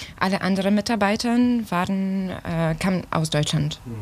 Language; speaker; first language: German; non-native, fluent; Ukrainian